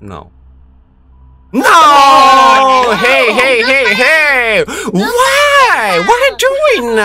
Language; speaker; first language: English; non-native, learner; Japanese